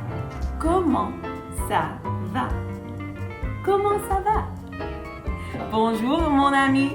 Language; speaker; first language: French; non-native, fluent; English